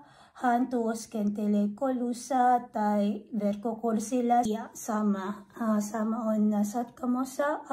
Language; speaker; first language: Finnish; non-native, learner; Filipino